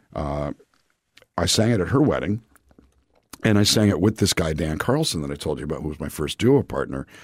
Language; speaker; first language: English; native; English